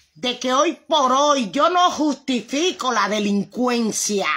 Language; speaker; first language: Spanish; native; Spanish